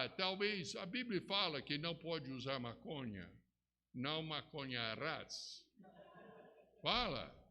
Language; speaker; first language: Portuguese; non-native, fluent; English